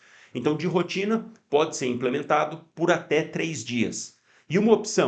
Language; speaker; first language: Portuguese; native; Portuguese